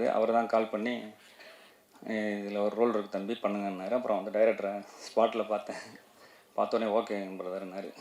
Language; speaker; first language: Tamil; native; Tamil